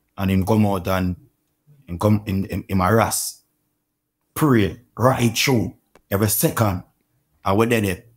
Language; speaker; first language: English; non-native, local second language; Jamaican Creole English